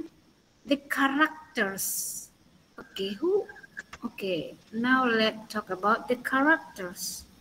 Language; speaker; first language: English; non-native, learner; Indonesian